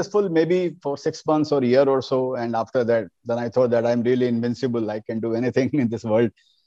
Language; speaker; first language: English; non-native, local second language; Hindi